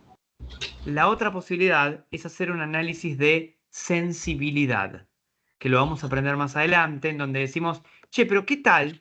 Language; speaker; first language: Spanish; native; Spanish